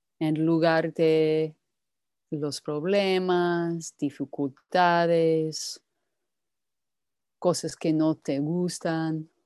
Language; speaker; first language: Spanish; non-native, fluent; English